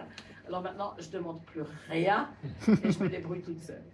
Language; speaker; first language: French; native; French